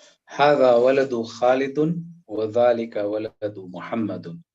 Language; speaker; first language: Arabic; non-native, learner; English